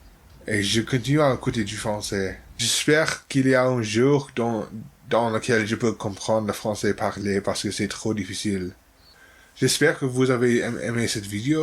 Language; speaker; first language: French; non-native, learner; English